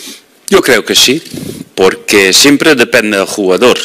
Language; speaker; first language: Spanish; non-native, fluent; Dutch